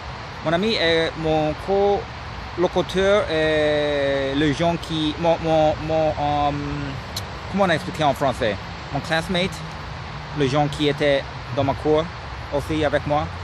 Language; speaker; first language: French; non-native, learner; English